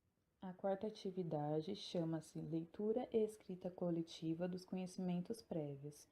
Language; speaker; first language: Portuguese; native; Portuguese